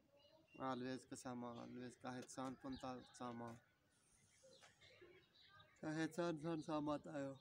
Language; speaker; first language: Filipino; non-native, learner; Punjabi